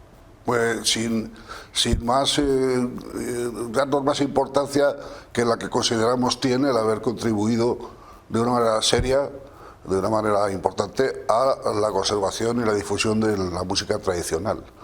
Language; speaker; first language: Spanish; native; Spanish